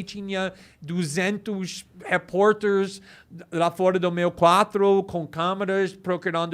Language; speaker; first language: Portuguese; non-native, fluent; English